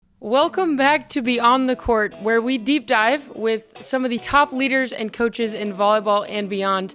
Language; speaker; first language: English; native; English